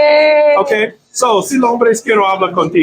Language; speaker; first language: Spanish; non-native, learner; English